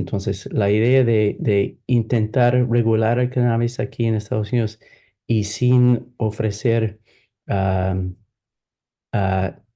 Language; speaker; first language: Spanish; non-native, fluent; English